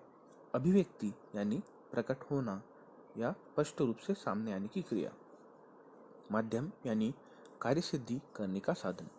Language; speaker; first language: Hindi; non-native, local second language; Marathi